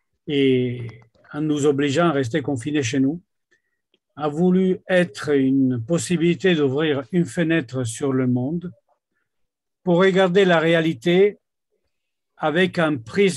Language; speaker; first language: French; non-native, fluent; Italian